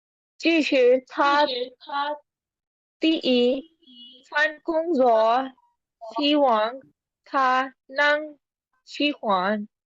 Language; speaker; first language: Chinese; non-native, learner; Urdu